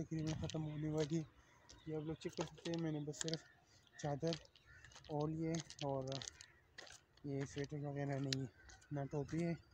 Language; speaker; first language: Hindi; non-native, local second language; Pashto